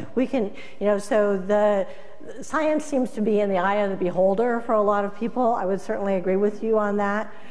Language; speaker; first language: English; native; English